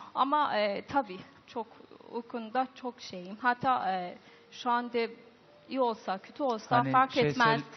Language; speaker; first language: Turkish; non-native, learner; Persian